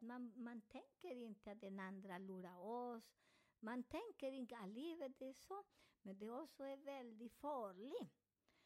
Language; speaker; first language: Swedish; non-native, fluent; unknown